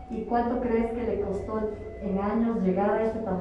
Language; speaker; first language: Spanish; native; Spanish